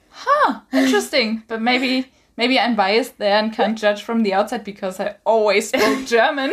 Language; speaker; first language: English; non-native, fluent; German